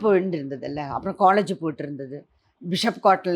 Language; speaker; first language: Tamil; non-native, learner; Malayalam